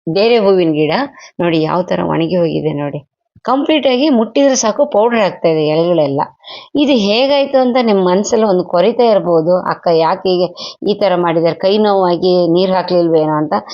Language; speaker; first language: Kannada; native; Kannada